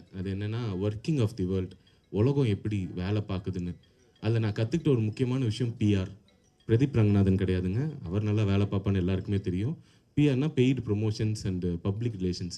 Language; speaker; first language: Tamil; native; Tamil